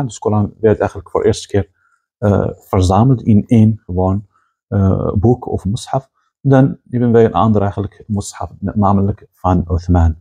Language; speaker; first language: Dutch; non-native, fluent; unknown